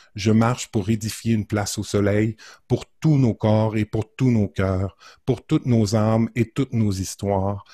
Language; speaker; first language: French; native; French